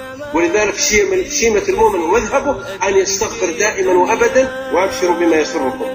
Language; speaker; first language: Arabic; native; Arabic